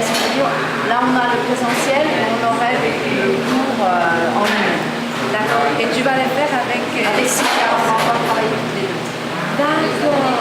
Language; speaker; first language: French; non-native, fluent; Spanish